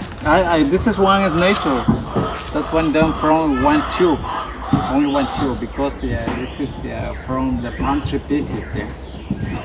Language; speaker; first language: English; non-native, learner; Spanish